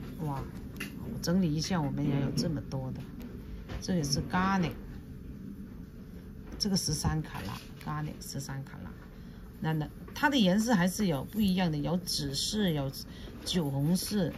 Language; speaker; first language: Chinese; non-native, local second language; Cantonese